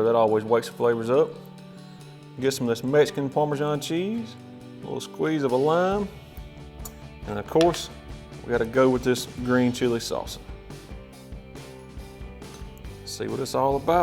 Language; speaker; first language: English; native; English